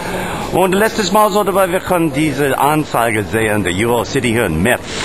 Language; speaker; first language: German; non-native, learner; English